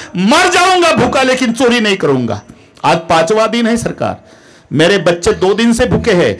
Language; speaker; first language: Hindi; non-native, local second language; Marathi